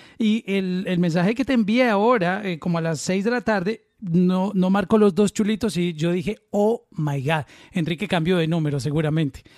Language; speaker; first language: Spanish; native; Spanish